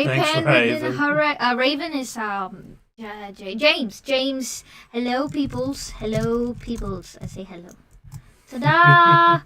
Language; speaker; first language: English; native; English